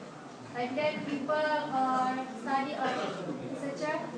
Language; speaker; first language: English; non-native, learner; Indonesian